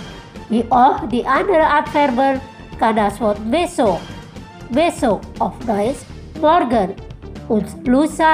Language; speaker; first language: German; non-native, fluent; Indonesian